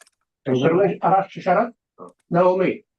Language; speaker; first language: Welsh; native; Welsh